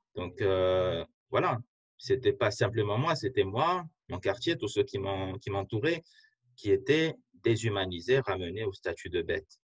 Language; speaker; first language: French; non-native, local second language; Arabic